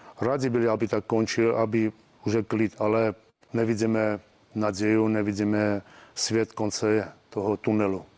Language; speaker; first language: Czech; non-native, fluent; Armenian